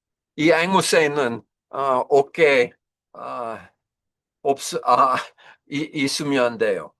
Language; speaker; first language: Korean; non-native, learner; English